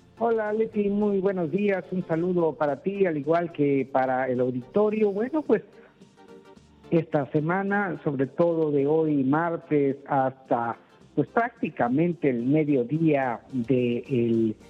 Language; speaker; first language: Spanish; native; Spanish